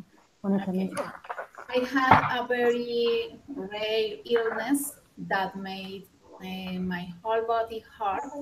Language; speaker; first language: English; non-native, learner; Spanish